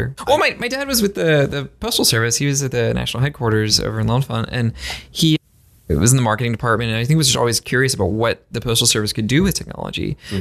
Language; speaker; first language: English; native; English